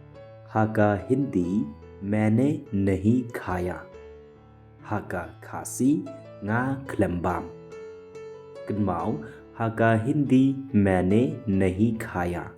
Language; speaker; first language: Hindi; non-native, local second language; Khasi